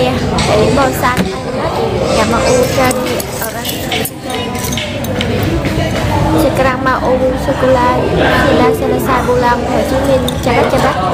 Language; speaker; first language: Indonesian; non-native, learner; Vietnamese